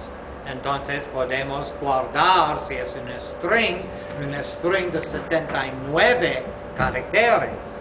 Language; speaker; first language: Spanish; non-native, fluent; English